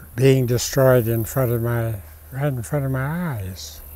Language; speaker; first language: English; native; English